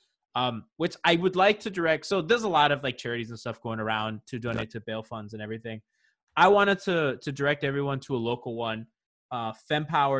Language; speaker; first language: English; native; English